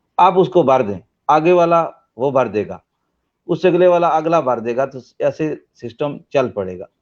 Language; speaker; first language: Urdu; non-native, local second language; Punjabi